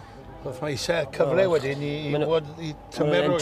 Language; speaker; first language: Welsh; native; Welsh